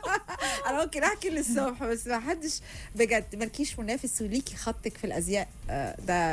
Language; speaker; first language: Arabic; native; Arabic